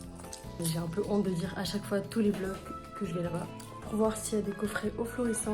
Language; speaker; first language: French; native; French